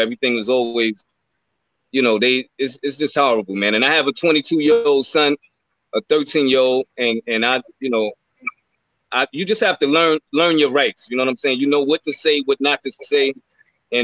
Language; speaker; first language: English; native; English